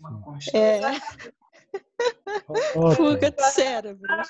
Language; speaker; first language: Portuguese; non-native, local second language; Kabuverdianu